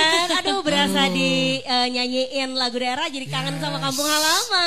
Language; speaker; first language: Indonesian; native; Indonesian